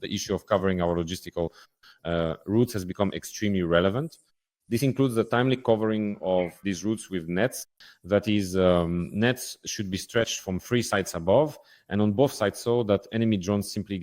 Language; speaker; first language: English; non-native, fluent; Ukrainian